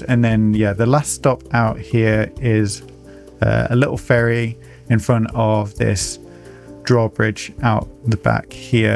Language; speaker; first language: English; native; English